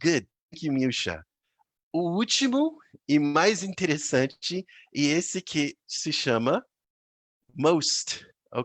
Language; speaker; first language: Portuguese; non-native, fluent; English